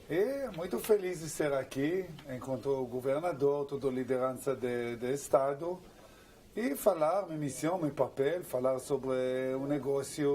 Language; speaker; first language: Portuguese; non-native, learner; Hebrew